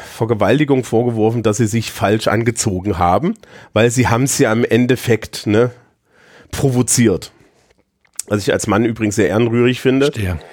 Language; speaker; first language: German; native; German